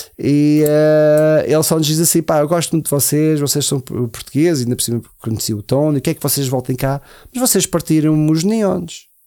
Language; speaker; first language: Portuguese; early bilingual, heritage; Portuguese